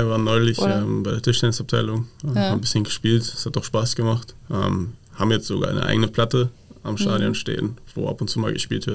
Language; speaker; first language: German; native; German